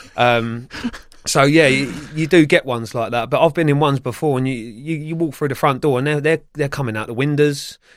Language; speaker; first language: English; native; English